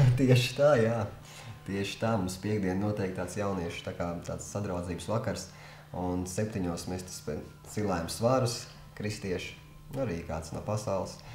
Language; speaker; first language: Latvian; non-native, local second language; Russian